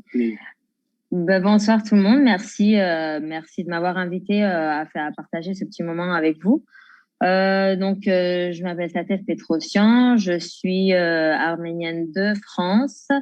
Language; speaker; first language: French; native; French